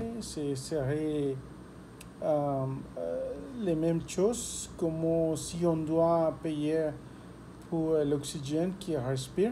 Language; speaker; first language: French; non-native, learner; Spanish